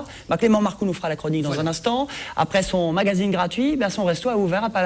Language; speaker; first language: French; native; French